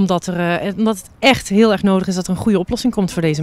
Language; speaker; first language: Dutch; native; Dutch